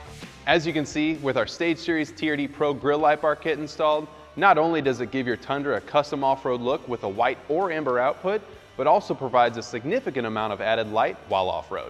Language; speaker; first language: English; native; English